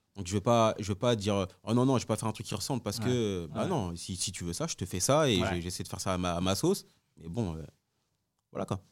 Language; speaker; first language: French; native; French